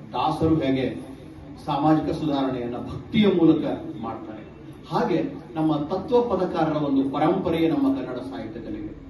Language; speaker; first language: Kannada; native; Kannada